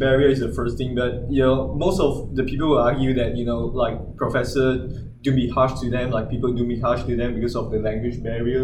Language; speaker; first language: English; non-native, local second language; Chinese